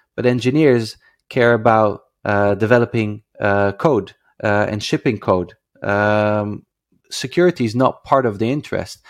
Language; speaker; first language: English; non-native, fluent; Dutch